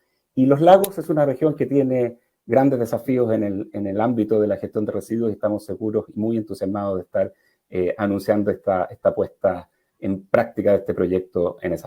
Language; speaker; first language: Spanish; native; Spanish